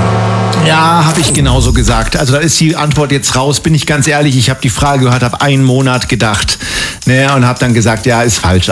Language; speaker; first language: German; native; German